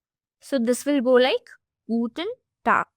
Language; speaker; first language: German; non-native, fluent; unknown